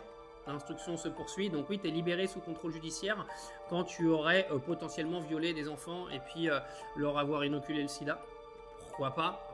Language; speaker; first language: French; native; French